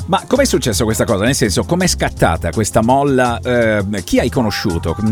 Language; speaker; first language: Italian; native; Italian